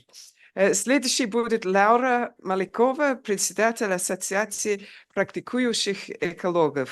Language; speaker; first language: Russian; non-native, fluent; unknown